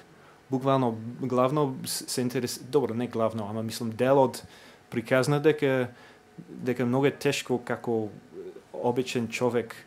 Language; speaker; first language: Macedonian; non-native, fluent; English